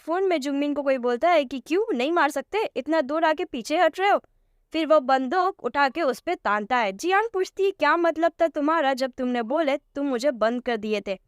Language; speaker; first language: Hindi; native; Hindi